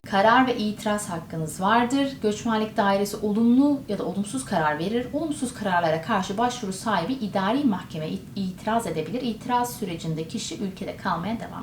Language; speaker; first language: Turkish; native; Turkish